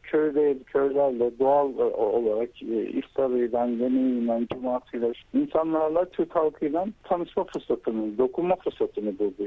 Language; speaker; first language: Turkish; native; Turkish